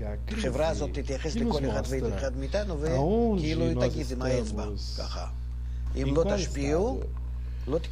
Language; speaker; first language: Hebrew; non-native, fluent; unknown